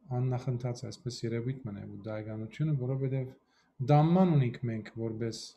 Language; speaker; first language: Armenian; early bilingual, heritage; Armenian